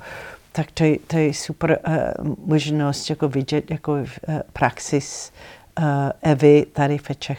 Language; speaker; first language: Czech; non-native, learner; English